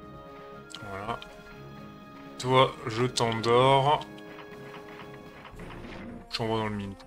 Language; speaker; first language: French; native; French